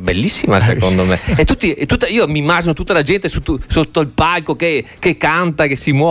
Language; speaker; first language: Italian; native; Italian